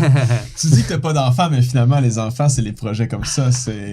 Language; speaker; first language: French; native; French